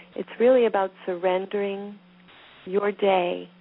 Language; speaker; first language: English; native; English